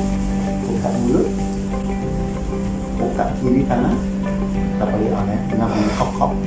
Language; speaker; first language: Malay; non-native, local second language; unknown